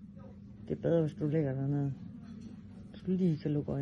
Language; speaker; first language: Danish; native; Danish